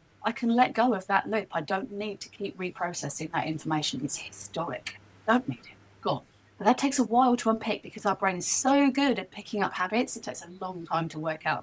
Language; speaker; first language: English; native; English